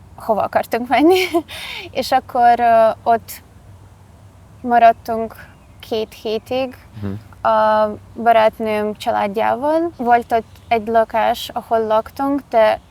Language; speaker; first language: Hungarian; non-native, learner; Ukrainian